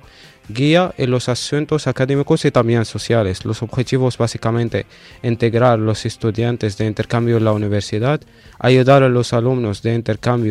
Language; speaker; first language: Spanish; non-native, fluent; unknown